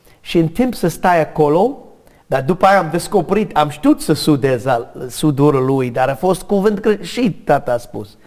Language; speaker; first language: Romanian; non-native, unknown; English